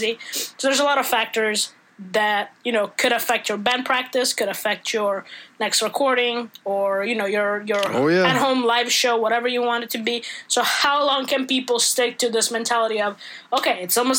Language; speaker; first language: English; non-native, fluent; Italian